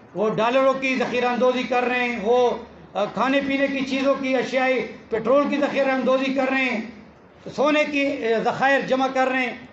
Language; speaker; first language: Urdu; non-native, local second language; Pashto